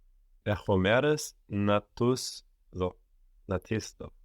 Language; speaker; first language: Greek; non-native, learner; English